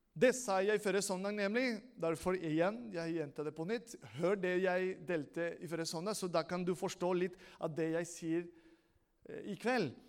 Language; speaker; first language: Norwegian; non-native, fluent; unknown